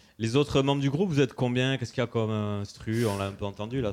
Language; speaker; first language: French; native; French